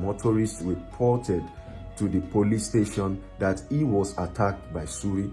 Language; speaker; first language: English; non-native, local second language; Yoruba